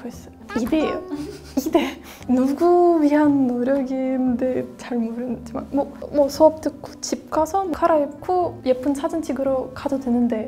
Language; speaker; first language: Korean; non-native, fluent; Russian